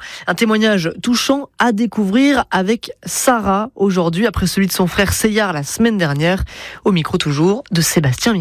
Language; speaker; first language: French; native; French